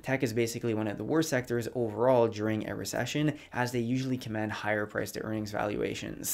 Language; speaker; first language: English; native; English